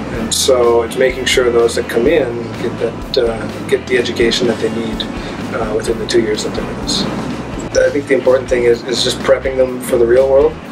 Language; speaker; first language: English; native; English